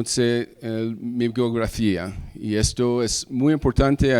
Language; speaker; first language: Spanish; early bilingual, heritage; English